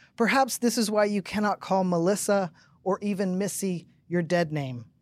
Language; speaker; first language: English; native; English